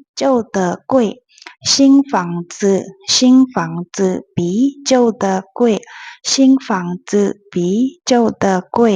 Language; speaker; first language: Chinese; non-native, fluent; Burmese